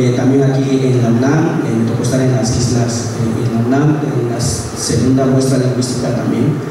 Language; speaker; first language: Spanish; non-native, local second language; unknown